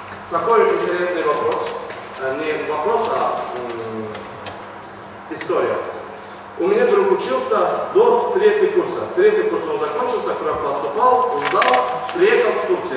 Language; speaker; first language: Russian; non-native, learner; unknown